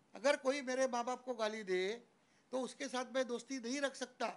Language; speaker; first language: Hindi; non-native, local second language; Marathi